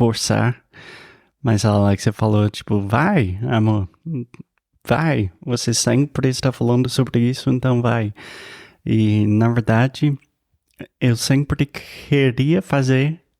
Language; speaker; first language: Portuguese; non-native, fluent; English